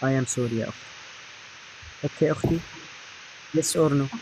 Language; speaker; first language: English; non-native, learner; Arabic